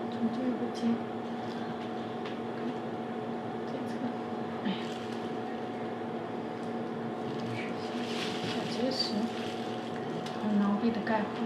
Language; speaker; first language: Chinese; native; Chinese